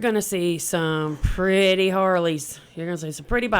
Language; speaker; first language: English; native; English